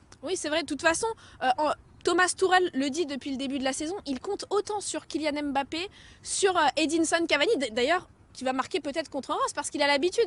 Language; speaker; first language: French; native; French